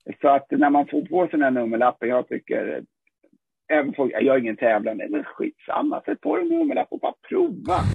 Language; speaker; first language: Swedish; native; Swedish